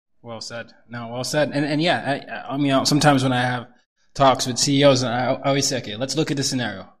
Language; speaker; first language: English; non-native, local second language; Yoruba